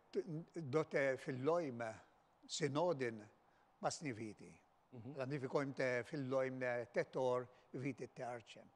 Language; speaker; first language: Albanian; non-native, fluent; Maltese